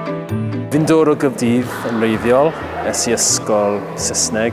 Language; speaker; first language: Welsh; non-native, local second language; English